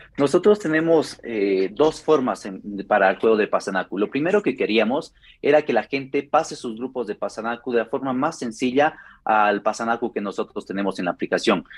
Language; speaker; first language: Spanish; native; Spanish